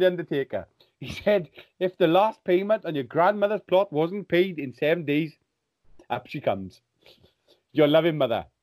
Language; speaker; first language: English; native; English